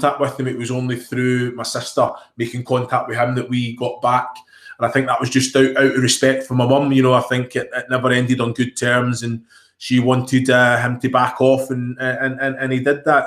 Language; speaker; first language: English; native; English